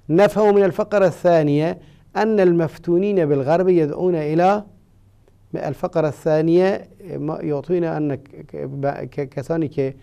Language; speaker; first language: Arabic; non-native, fluent; Persian